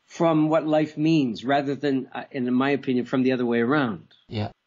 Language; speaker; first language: English; native; English